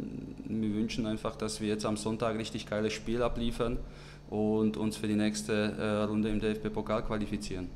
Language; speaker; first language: German; non-native, fluent; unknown